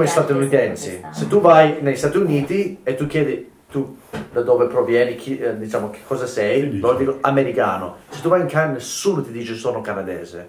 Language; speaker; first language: Italian; early bilingual, heritage; English